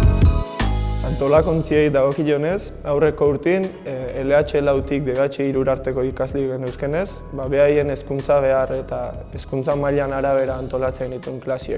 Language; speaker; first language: Basque; native; Basque